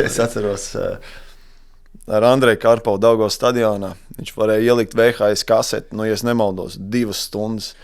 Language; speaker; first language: Latvian; native; Latvian